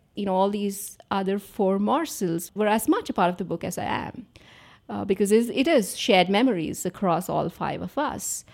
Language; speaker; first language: English; non-native, local second language; Telugu